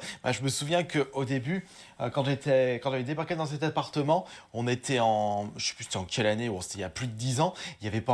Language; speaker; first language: French; native; French